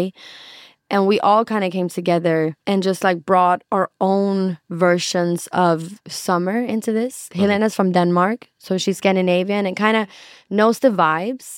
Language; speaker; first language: English; non-native, fluent; Swedish